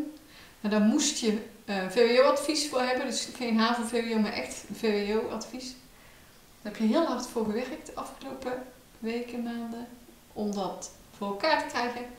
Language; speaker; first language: Dutch; native; Dutch